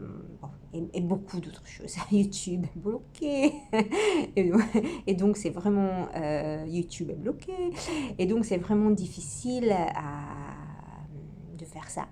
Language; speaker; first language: French; non-native, fluent; Italian